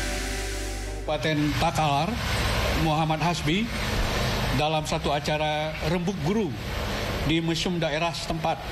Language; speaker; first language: Indonesian; native; Indonesian